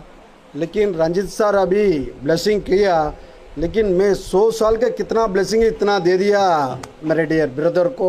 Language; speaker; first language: Hindi; non-native, local second language; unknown